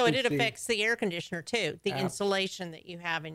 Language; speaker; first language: English; native; English